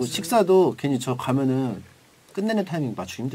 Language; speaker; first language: Korean; native; Korean